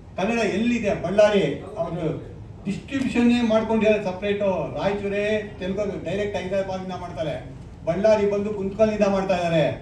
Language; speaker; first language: Kannada; native; Kannada